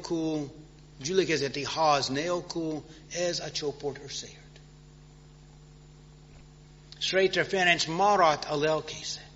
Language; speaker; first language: Hungarian; non-native, fluent; English